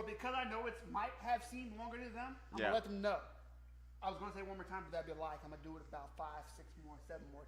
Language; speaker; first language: English; native; English